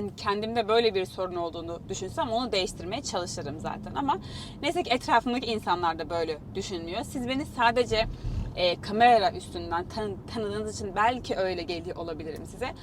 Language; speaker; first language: Turkish; native; Turkish